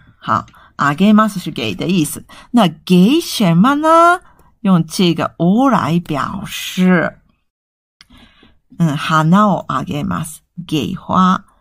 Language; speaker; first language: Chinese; non-native, fluent; Japanese